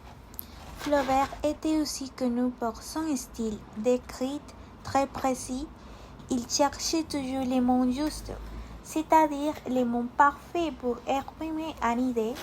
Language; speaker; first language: French; non-native, learner; Spanish